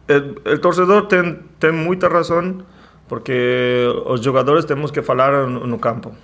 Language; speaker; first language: Portuguese; non-native, learner; Spanish